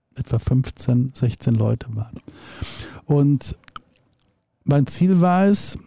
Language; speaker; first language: German; native; German